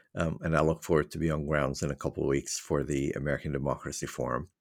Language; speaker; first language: English; non-native, fluent; Arabic